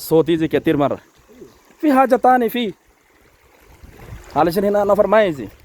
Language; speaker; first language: Arabic; non-native, learner; Bangla